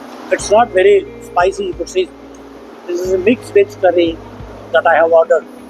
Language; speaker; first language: English; non-native, local second language; Telugu